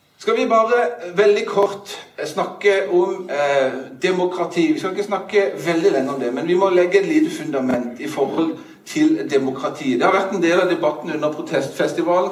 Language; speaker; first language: Norwegian; native; Norwegian